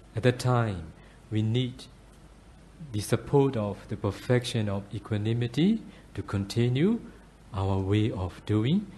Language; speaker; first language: English; non-native, fluent; Burmese